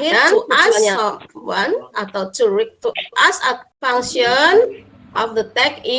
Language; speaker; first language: English; non-native, fluent; Indonesian